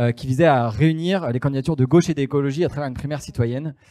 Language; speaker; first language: French; native; French